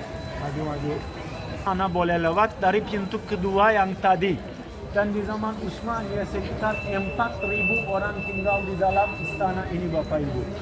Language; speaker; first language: Indonesian; non-native, fluent; Turkish